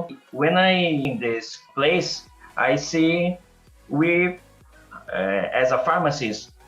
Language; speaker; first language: English; non-native, learner; Portuguese